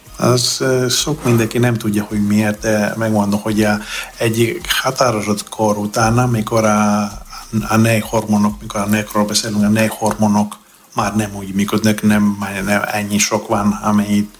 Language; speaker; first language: Hungarian; non-native, learner; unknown